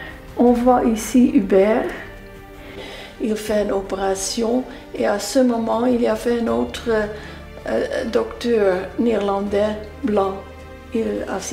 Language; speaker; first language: French; non-native, fluent; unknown